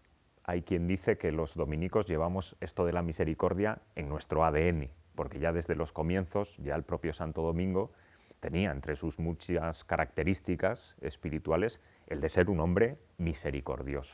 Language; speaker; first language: Spanish; native; Spanish